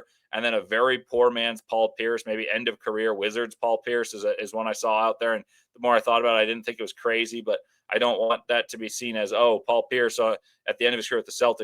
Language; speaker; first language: English; native; English